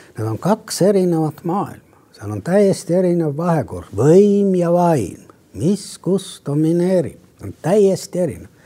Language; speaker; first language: Estonian; non-native, local second language; Russian